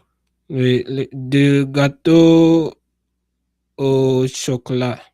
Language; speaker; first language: French; non-native, learner; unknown